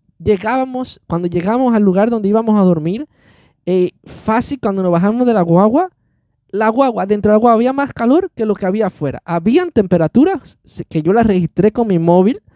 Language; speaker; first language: Spanish; native; Spanish